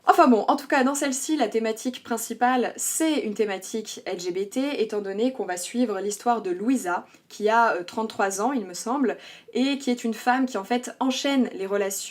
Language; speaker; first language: French; native; French